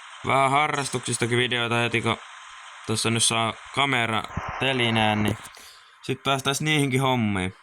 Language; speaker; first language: Finnish; native; Finnish